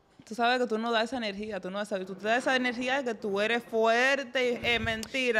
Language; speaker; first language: Spanish; native; Spanish